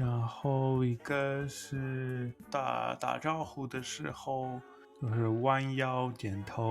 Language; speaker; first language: Chinese; non-native, fluent; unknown